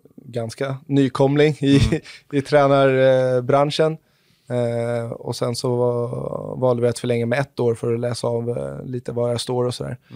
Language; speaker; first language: Swedish; native; Swedish